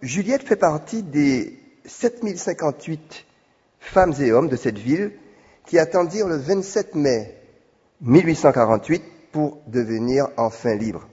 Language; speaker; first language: French; native; French